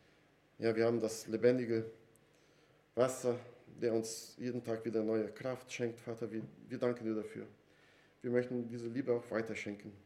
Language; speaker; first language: German; non-native, fluent; Portuguese